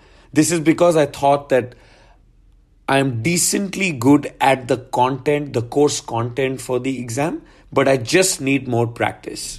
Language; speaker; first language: English; non-native, local second language; Hindi